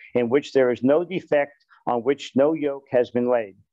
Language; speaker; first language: English; native; English